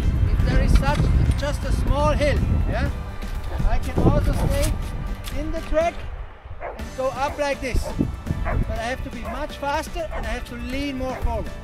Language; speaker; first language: English; non-native, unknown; German